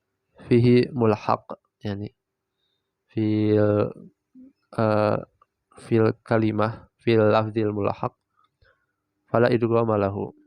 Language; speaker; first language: Arabic; non-native, learner; Indonesian